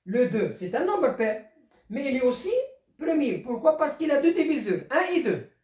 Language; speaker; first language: French; non-native, local second language; Arabic